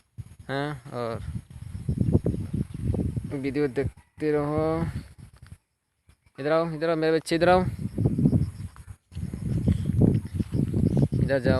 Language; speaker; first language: Hindi; non-native, local second language; Kok Borok